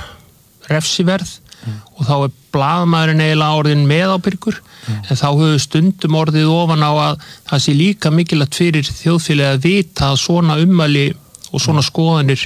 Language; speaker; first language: Icelandic; native; Icelandic